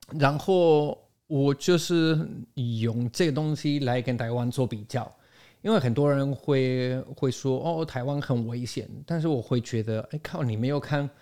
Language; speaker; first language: Chinese; non-native, fluent; Spanish